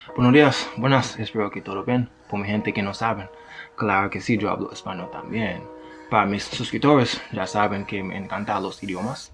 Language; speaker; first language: Spanish; non-native, learner; Haitian Creole